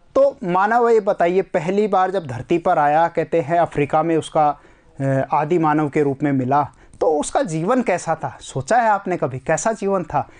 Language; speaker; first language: Hindi; native; Hindi